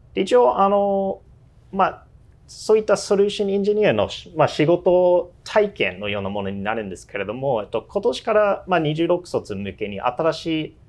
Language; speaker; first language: Japanese; non-native, fluent; English